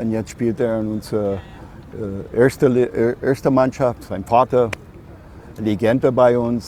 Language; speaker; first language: German; non-native, fluent; English